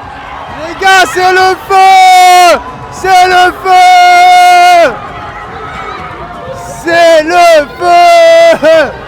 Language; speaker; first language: French; native; French